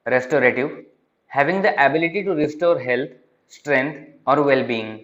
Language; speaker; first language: English; non-native, local second language; Marathi